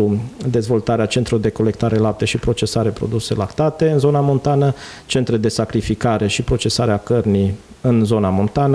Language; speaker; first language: Romanian; native; Romanian